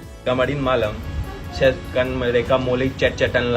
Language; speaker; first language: Indonesian; non-native, fluent; Hindi